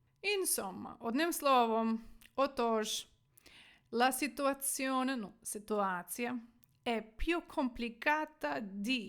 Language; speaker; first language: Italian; non-native, fluent; Ukrainian